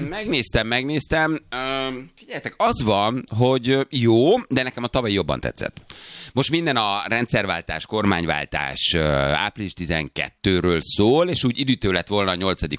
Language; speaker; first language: Hungarian; native; Hungarian